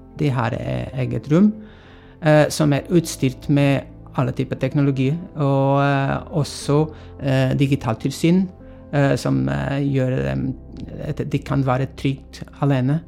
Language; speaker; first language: Norwegian; non-native, fluent; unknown